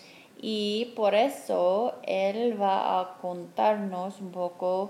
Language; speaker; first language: Spanish; non-native, fluent; English